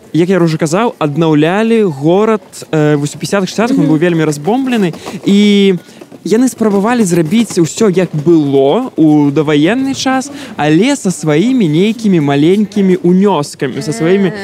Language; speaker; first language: Belarusian; non-native, local second language; Russian